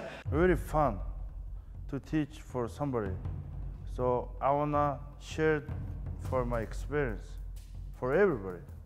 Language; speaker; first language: English; non-native, learner; Mongolian